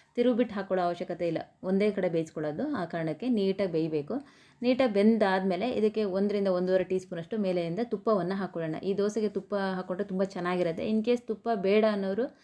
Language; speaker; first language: Kannada; native; Kannada